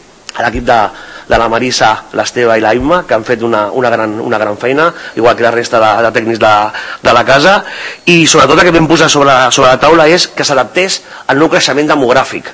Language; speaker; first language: Catalan; native; Catalan